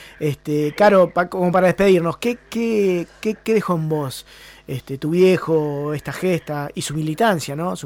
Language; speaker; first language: Spanish; native; Spanish